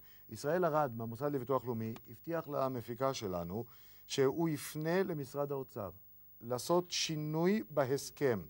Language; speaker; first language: Hebrew; native; Hebrew